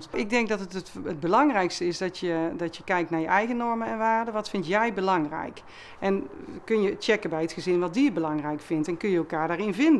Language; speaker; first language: Dutch; native; Dutch